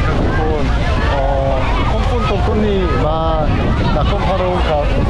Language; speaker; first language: Thai; non-native, learner; Korean